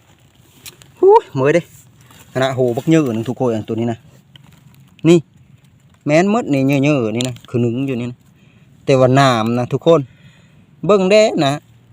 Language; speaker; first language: Thai; native; Thai